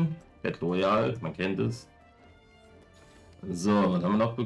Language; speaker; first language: German; native; German